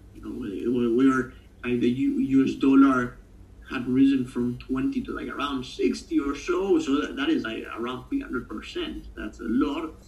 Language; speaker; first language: English; non-native, fluent; Italian